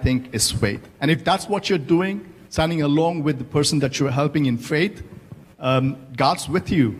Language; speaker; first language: English; non-native, local second language; Malayalam